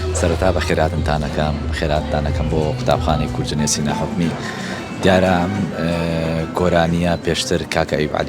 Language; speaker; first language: Central Kurdish; native; Central Kurdish